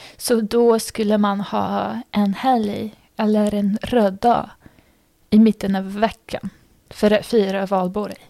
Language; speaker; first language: Swedish; non-native, fluent; English